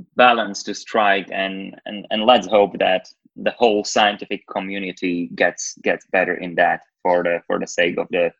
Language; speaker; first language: English; non-native, fluent; Slovak